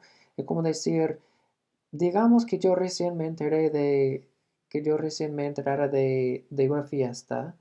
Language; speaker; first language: Spanish; non-native, fluent; English